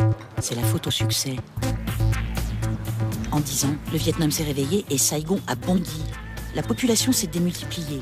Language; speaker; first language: French; native; French